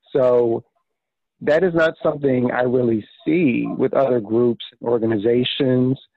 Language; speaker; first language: English; native; English